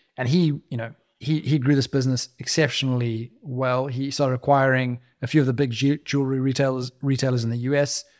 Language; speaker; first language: English; native; English